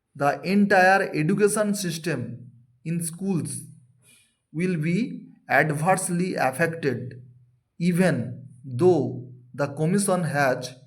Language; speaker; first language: English; non-native, local second language; Bangla